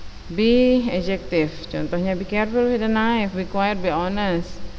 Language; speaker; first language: English; non-native, fluent; Indonesian